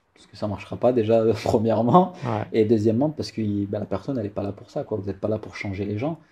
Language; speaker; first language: French; native; French